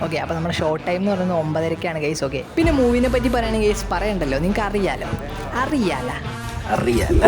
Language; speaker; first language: Malayalam; native; Malayalam